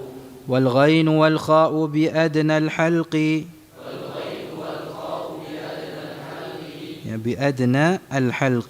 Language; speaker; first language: Arabic; non-native, fluent; Indonesian